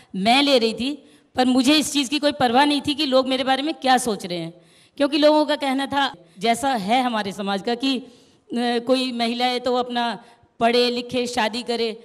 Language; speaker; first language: Hindi; native; Hindi